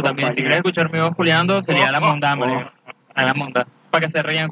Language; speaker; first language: Spanish; native; Spanish